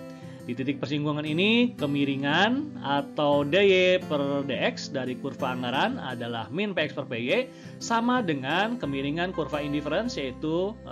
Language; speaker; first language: Indonesian; native; Indonesian